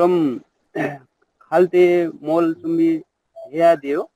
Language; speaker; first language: Korean; non-native, learner; Nepali